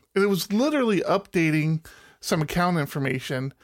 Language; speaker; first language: English; native; English